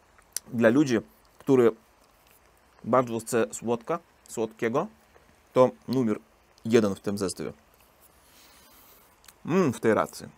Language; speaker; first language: Polish; non-native, learner; Russian